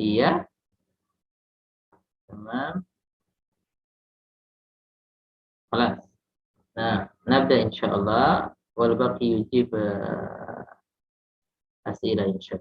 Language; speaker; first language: Arabic; non-native, fluent; Indonesian